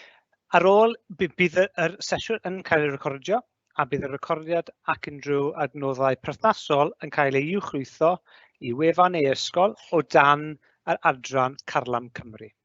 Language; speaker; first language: Welsh; native; Welsh